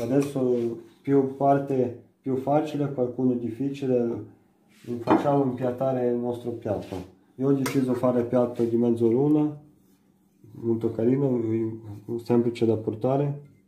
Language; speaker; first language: Italian; non-native, learner; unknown